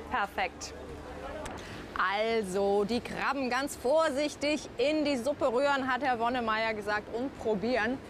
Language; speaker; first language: German; native; German